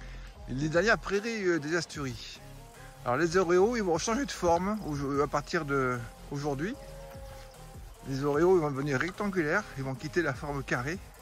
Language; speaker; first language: French; native; French